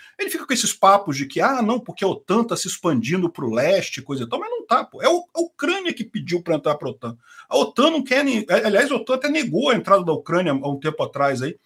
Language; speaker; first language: Portuguese; native; Portuguese